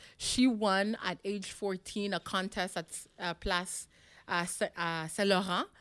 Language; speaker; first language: English; non-native, local second language; French